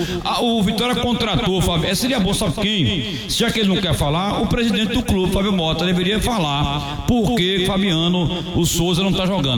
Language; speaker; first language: Portuguese; native; Portuguese